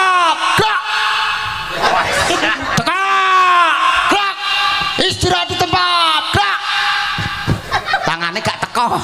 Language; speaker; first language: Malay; non-native, local second language; Javanese